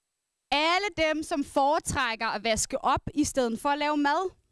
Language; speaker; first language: Danish; non-native, local second language; Kalaallisut